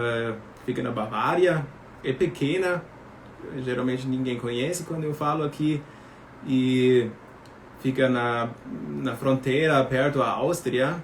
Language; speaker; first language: Portuguese; non-native, fluent; German